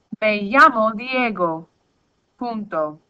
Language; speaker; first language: Spanish; non-native, fluent; English